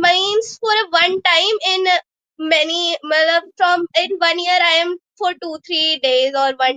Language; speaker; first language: English; non-native, local second language; Hindi